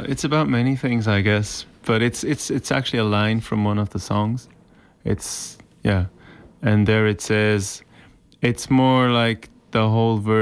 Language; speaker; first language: English; non-native, fluent; Swiss German